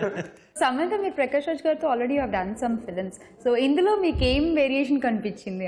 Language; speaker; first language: Telugu; native; Telugu